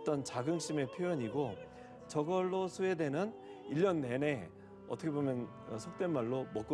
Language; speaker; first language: Korean; native; Korean